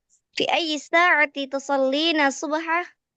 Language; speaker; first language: Arabic; non-native, learner; Indonesian